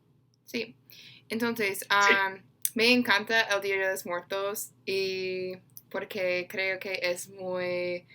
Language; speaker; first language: Spanish; non-native, learner; English